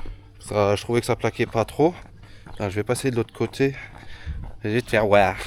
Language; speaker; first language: French; native; French